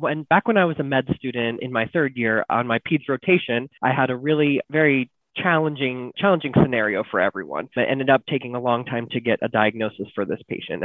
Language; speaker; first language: English; native; English